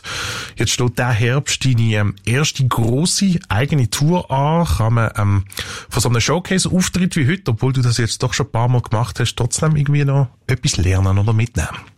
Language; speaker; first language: German; native; German